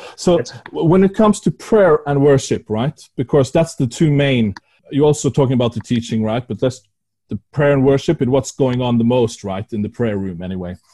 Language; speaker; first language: English; non-native, fluent; Norwegian